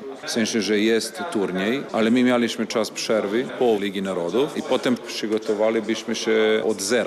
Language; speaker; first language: Polish; non-native, fluent; Serbian